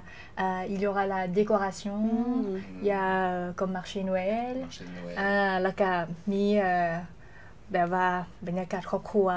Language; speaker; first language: French; non-native, learner; Lao